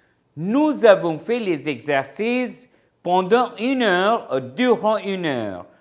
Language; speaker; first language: French; non-native, fluent; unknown